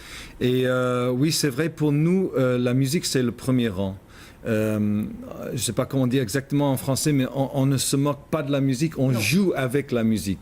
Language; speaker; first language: French; non-native, fluent; English